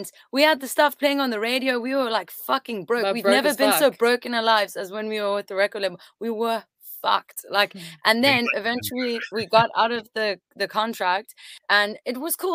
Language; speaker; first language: English; early bilingual, other home language; French